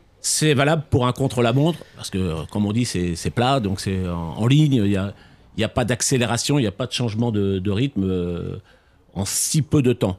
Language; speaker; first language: French; native; French